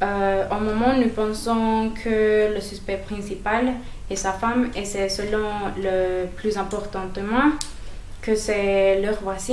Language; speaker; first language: French; non-native, learner; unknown